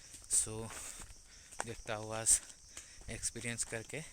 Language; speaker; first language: Hindi; non-native, local second language; Assamese